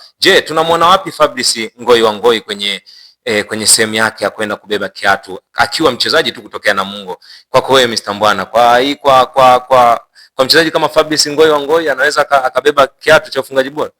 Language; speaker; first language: Swahili; native; Swahili